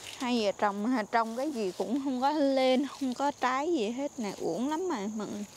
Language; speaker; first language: Vietnamese; non-native, fluent; Jarai